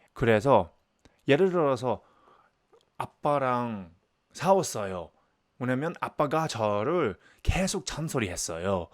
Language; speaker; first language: Korean; non-native, learner; English